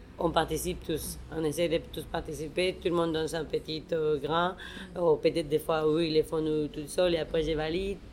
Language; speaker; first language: French; non-native, fluent; Spanish